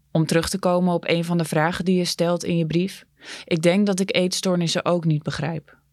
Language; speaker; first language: Dutch; native; Dutch